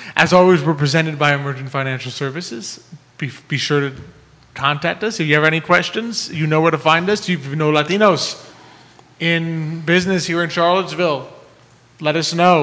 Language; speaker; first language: English; native; English